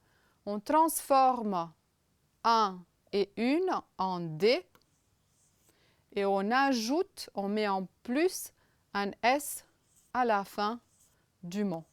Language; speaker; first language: French; non-native, fluent; Romanian